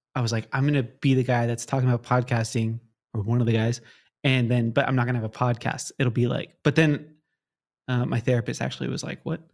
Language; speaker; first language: English; native; English